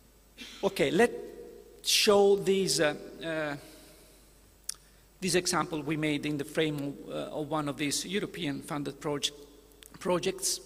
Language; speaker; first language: English; non-native, fluent; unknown